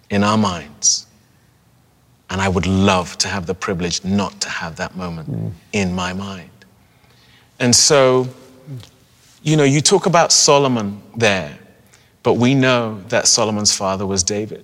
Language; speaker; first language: English; native; English